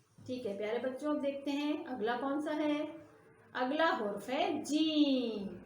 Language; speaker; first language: Hindi; non-native, local second language; Punjabi